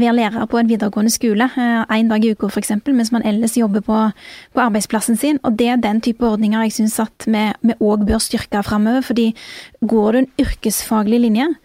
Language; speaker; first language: Norwegian; native; Norwegian